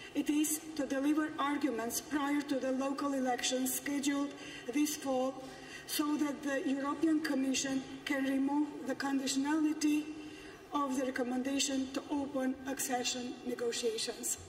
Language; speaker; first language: English; non-native, fluent; Macedonian